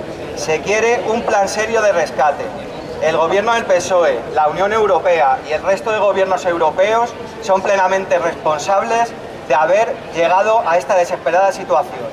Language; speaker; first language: Spanish; native; Spanish